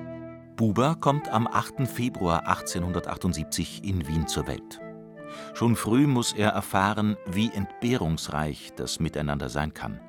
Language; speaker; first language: German; native; German